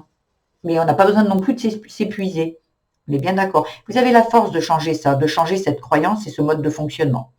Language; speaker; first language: French; native; French